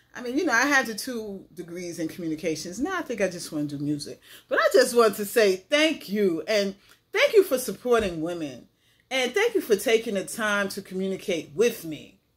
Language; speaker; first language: English; native; English